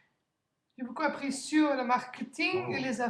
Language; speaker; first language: French; non-native, fluent; Dutch